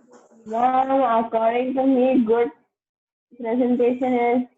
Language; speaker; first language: English; non-native, learner; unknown